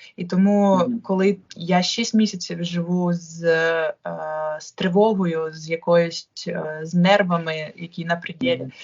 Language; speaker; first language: Ukrainian; non-native, local second language; Russian